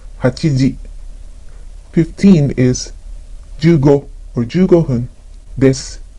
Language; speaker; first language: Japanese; non-native, fluent; Filipino